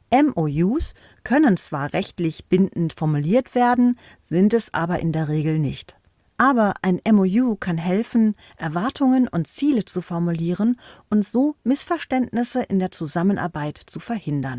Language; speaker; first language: German; native; German